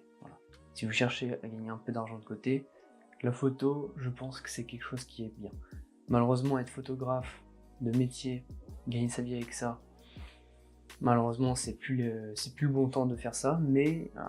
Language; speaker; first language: French; native; French